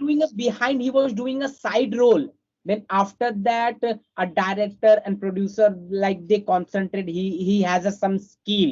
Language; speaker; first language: English; non-native, fluent; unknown